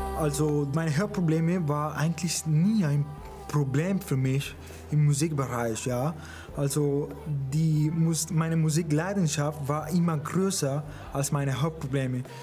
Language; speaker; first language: German; non-native, learner; Spanish